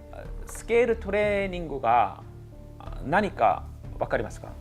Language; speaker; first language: Japanese; non-native, learner; Korean